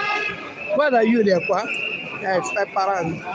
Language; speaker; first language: Italian; non-native, learner; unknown